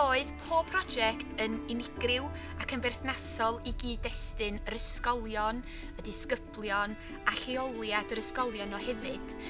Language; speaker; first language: Welsh; native; Welsh